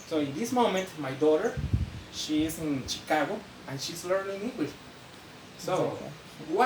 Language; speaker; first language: English; non-native, fluent; Spanish